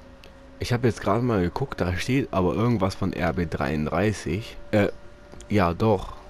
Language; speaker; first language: German; native; German